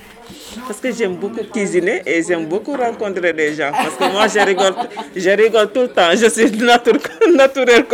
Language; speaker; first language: French; non-native, learner; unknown